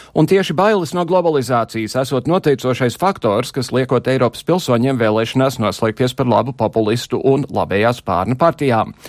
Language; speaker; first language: Latvian; early bilingual, heritage; Latvian